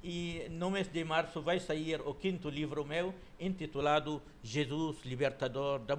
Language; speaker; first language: Portuguese; non-native, fluent; Arabic